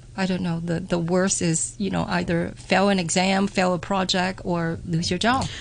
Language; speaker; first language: English; native; English